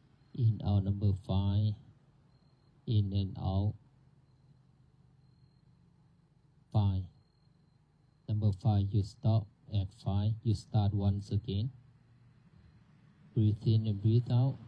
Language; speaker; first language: English; non-native, learner; Thai